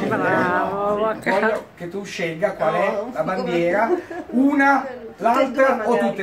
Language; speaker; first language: Italian; native; Italian